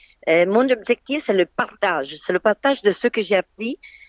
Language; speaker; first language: French; non-native, fluent; Italian